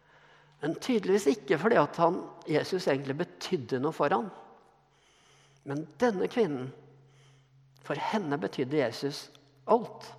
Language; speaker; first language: Norwegian; native; Norwegian